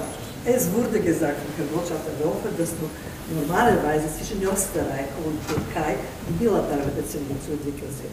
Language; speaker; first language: German; non-native, learner; Turkish